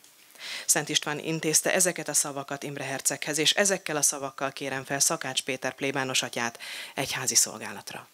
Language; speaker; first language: Hungarian; native; Hungarian